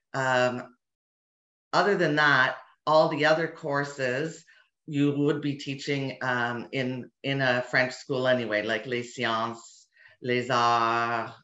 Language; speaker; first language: English; native; English